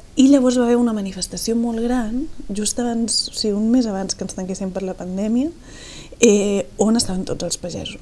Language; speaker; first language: Catalan; native; Catalan